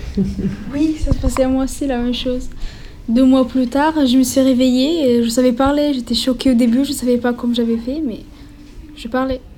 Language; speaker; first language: French; non-native, fluent; Spanish